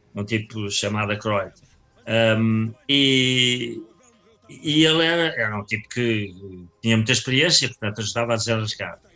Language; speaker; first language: Portuguese; native; Portuguese